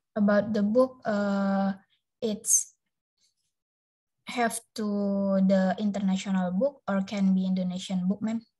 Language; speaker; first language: English; non-native, learner; Indonesian